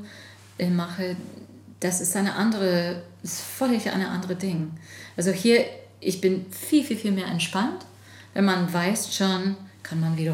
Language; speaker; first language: German; non-native, fluent; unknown